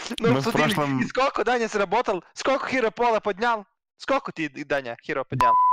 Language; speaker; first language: Russian; non-native, learner; Serbian